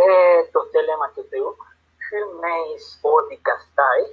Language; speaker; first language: Greek; non-native, learner; Spanish